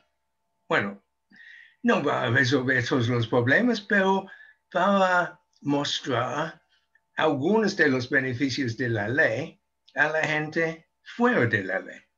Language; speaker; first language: Spanish; non-native, fluent; English